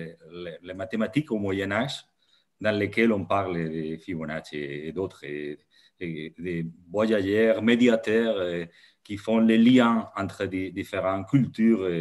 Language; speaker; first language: French; non-native, fluent; Catalan